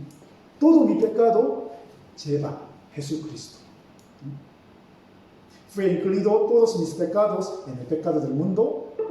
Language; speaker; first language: Spanish; non-native, fluent; Korean